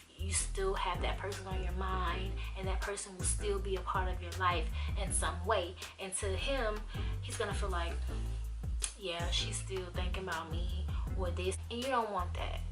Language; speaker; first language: English; native; English